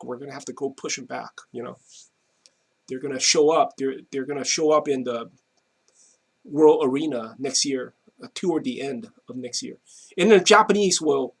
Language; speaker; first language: English; non-native, fluent; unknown